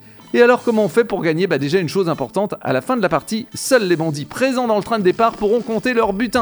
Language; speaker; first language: French; native; French